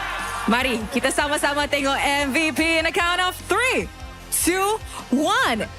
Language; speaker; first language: Malay; native; Malay